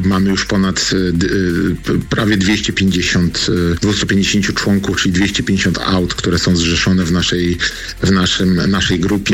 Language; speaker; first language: Polish; native; Polish